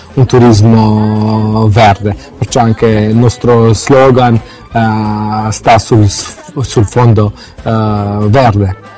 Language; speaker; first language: Italian; non-native, fluent; Slovenian